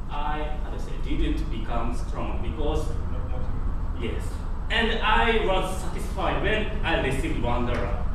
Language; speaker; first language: English; non-native, fluent; Japanese